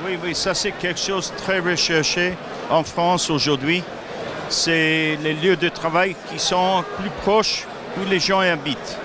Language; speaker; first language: French; non-native, fluent; English